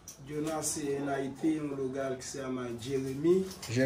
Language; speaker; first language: Spanish; non-native, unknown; Haitian Creole